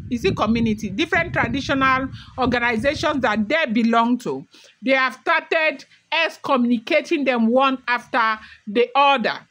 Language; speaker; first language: English; non-native, local second language; Yoruba